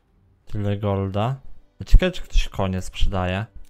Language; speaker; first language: Polish; native; Polish